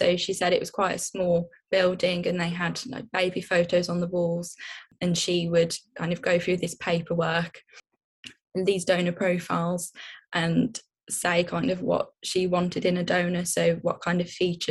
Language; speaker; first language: English; native; English